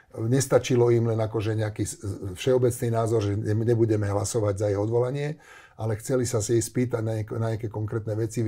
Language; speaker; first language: Slovak; non-native, local second language; Hungarian